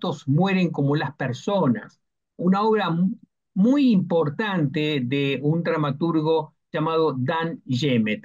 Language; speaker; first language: Spanish; native; Spanish